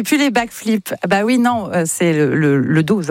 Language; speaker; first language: French; native; French